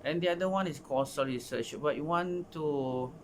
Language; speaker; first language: English; non-native, local second language; Malay